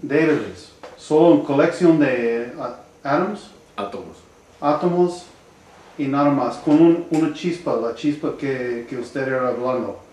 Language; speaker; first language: Spanish; non-native, learner; English